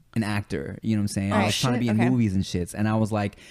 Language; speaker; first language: English; native; English